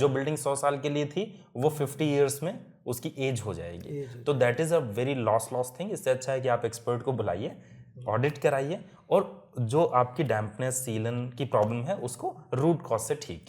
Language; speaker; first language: Hindi; native; Hindi